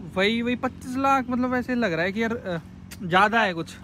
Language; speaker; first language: Hindi; native; Hindi